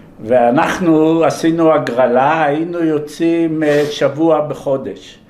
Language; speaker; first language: Hebrew; early bilingual, other home language; Polish